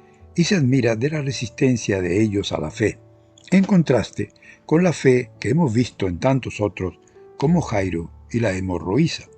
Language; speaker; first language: Spanish; native; Spanish